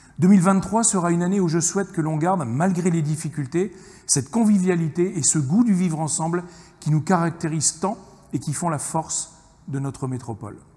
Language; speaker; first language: French; native; French